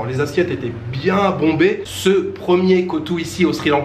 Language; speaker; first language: French; native; French